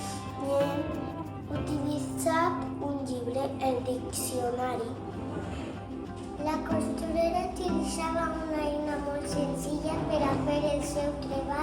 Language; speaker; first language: Catalan; non-native, local second language; Spanish